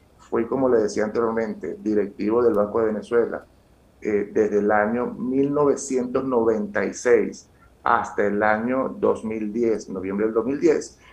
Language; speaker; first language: Spanish; native; Spanish